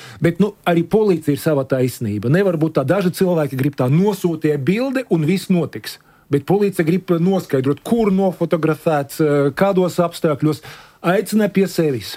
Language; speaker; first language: Latvian; non-native, local second language; Russian